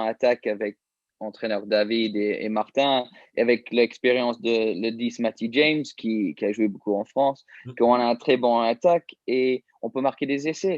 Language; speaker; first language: French; early bilingual, heritage; English